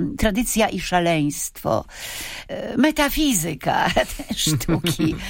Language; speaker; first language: Polish; native; Polish